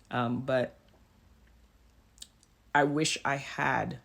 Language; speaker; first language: English; native; English